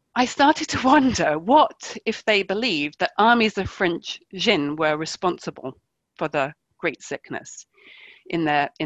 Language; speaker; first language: English; native; English